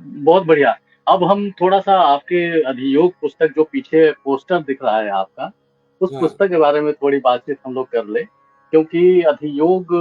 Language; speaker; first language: Hindi; native; Hindi